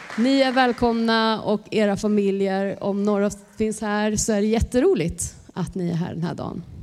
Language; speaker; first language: Swedish; native; Swedish